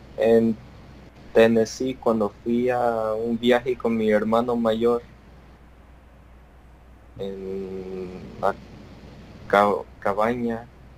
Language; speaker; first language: Spanish; early bilingual, heritage; Spanish